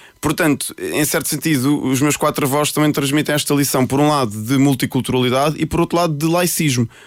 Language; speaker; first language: Portuguese; early bilingual, other home language; Spanish